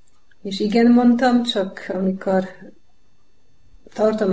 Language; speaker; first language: Hungarian; non-native, learner; Polish